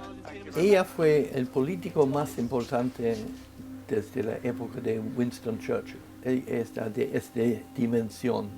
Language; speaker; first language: Spanish; non-native, fluent; English